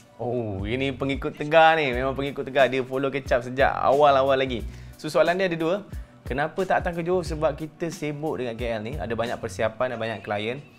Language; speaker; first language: Malay; native; Malay